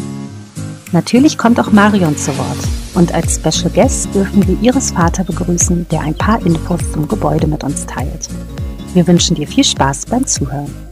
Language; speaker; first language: German; native; German